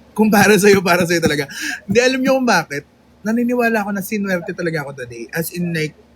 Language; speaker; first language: Filipino; native; Filipino